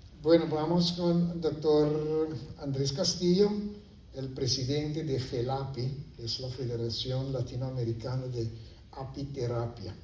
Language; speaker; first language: Spanish; non-native, fluent; Papiamento